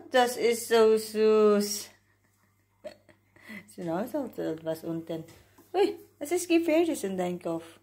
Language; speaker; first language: German; non-native, learner; Filipino